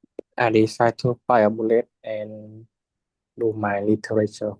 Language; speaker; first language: English; non-native, learner; Vietnamese